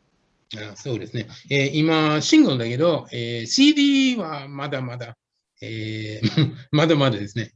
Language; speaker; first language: Japanese; non-native, fluent; English